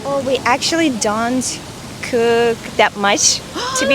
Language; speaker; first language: English; non-native, fluent; Russian